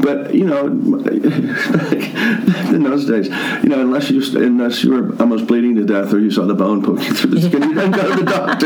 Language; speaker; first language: English; native; English